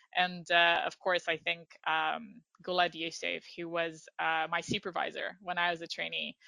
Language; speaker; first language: English; non-native, fluent; Romanian